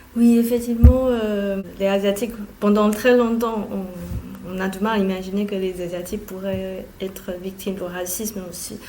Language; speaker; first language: French; non-native, fluent; Chinese